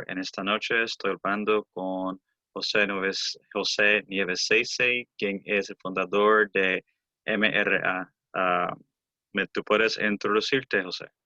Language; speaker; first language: Spanish; early bilingual, heritage; English